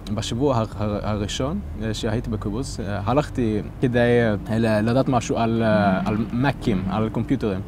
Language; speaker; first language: Hebrew; non-native, learner; Norwegian